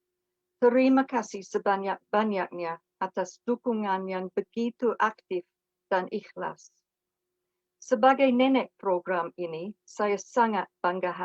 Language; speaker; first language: Indonesian; non-native, fluent; English